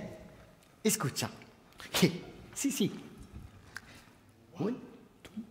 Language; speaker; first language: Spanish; non-native, learner; French